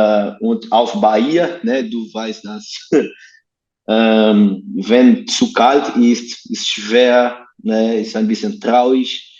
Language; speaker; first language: German; non-native, learner; Portuguese